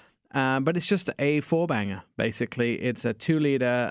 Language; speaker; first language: English; native; English